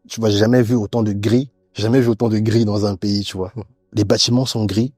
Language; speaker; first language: French; early bilingual, other home language; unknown